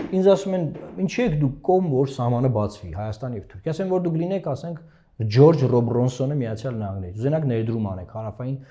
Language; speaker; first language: Armenian; native; Armenian